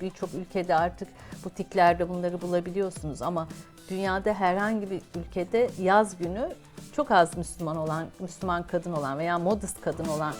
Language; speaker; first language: Turkish; native; Turkish